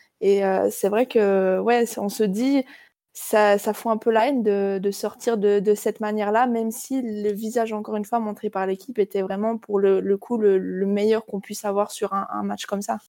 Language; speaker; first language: French; native; French